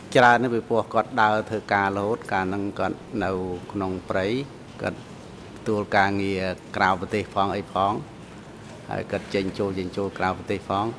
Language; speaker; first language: Khmer; non-native, local second language; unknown